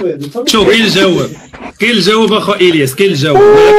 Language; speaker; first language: Arabic; native; Arabic